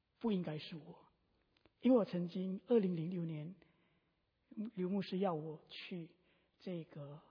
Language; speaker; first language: Chinese; early bilingual, heritage; Chinese